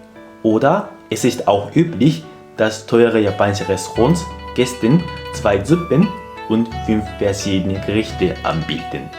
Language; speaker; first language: German; non-native, fluent; Japanese